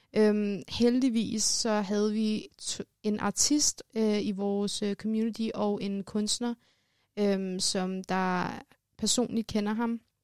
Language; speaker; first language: Danish; early bilingual, other home language; Persian